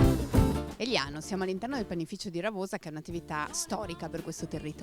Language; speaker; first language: Italian; native; Italian